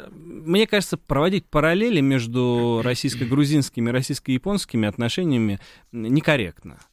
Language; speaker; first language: Russian; native; Russian